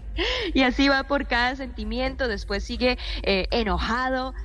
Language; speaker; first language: Spanish; early bilingual, heritage; Spanish